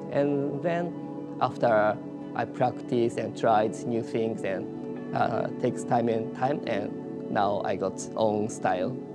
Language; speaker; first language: English; non-native, learner; Japanese